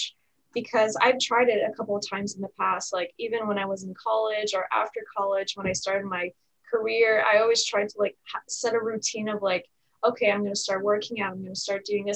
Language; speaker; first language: English; native; English